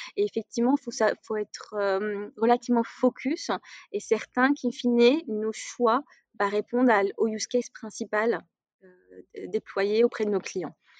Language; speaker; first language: French; non-native, local second language; Arabic